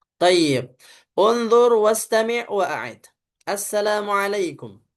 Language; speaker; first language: Arabic; non-native, fluent; Indonesian